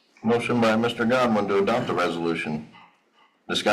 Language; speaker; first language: English; native; English